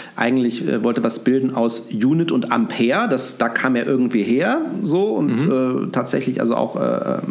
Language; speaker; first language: German; native; German